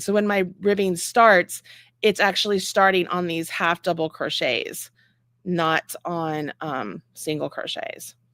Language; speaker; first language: English; native; English